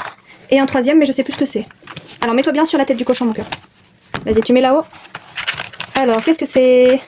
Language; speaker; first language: French; native; French